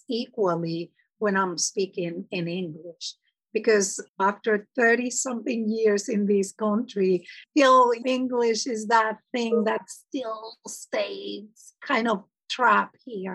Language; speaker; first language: English; non-native, fluent; Spanish